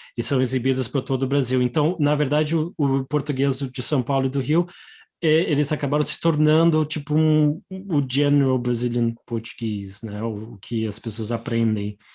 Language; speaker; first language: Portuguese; native; Portuguese